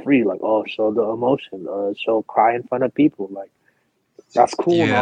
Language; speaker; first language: English; early bilingual, other home language; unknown